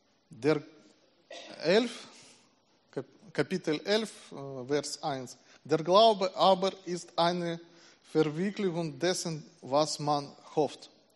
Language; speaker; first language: German; non-native, learner; Russian